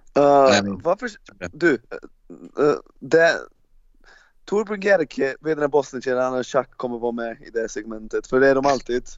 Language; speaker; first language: Swedish; non-native, fluent; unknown